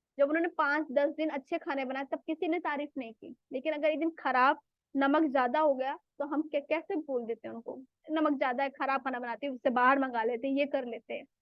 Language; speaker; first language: Hindi; native; Hindi